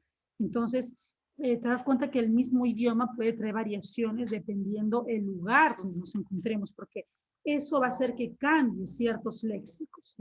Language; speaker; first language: Spanish; native; Spanish